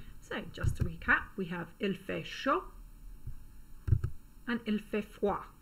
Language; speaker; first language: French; non-native, fluent; English